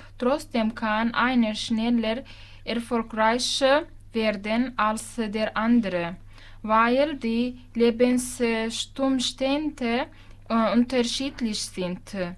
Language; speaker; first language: German; non-native, fluent; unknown